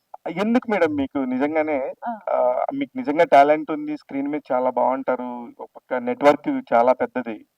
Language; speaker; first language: Telugu; native; Telugu